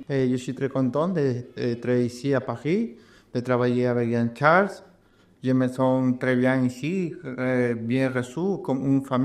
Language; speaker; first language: French; non-native, learner; Spanish